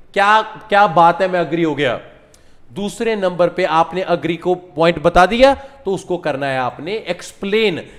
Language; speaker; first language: Hindi; non-native, local second language; Punjabi